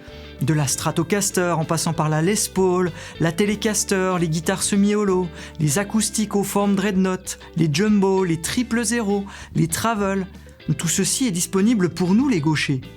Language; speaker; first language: French; native; French